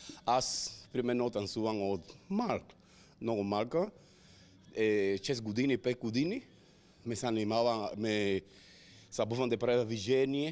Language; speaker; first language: Bulgarian; non-native, learner; Spanish